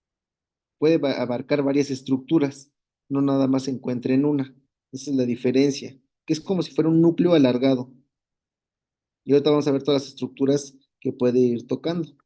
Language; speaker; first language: Spanish; native; Spanish